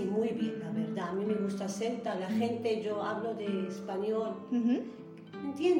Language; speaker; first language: Spanish; non-native, learner; Arabic